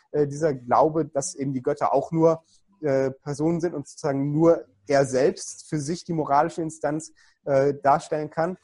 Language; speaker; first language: German; native; German